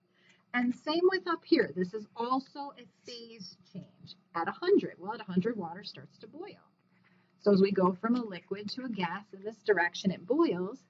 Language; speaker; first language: English; native; English